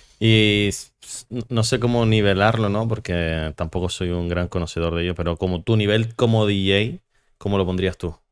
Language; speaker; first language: Spanish; native; Spanish